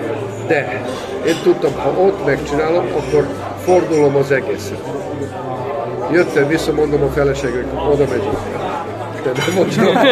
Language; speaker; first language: Hungarian; non-native, local second language; Serbian